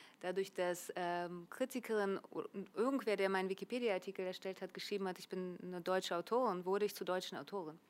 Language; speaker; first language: German; early bilingual, other home language; Russian